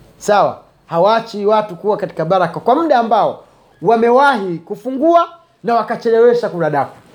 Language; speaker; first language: Swahili; native; Swahili